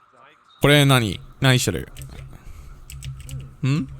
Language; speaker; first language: Japanese; non-native, learner; English